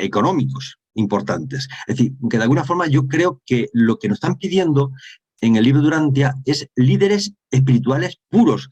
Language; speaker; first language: Spanish; native; Spanish